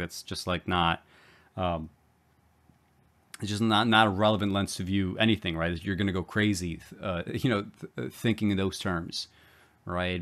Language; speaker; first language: English; native; English